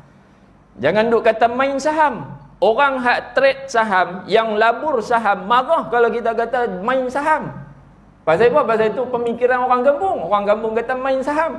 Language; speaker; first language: Malay; native; Malay